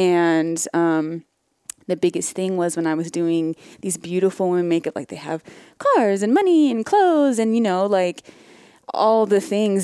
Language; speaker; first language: English; native; English